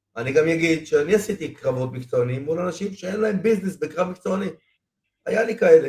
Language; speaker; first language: Hebrew; non-native, fluent; Spanish